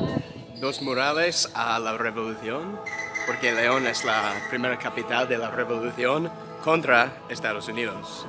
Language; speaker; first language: Spanish; non-native, fluent; English